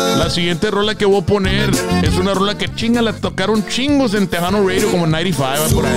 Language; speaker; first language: Spanish; early bilingual, other home language; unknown